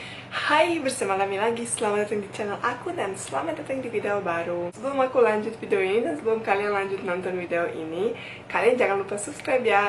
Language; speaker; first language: Indonesian; non-native, fluent; Bosnian